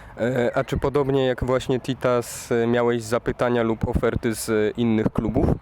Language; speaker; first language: Polish; native; Polish